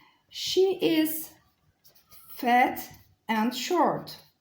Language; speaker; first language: English; non-native, fluent; Turkish